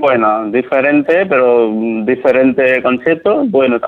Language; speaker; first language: Spanish; non-native, learner; Nepali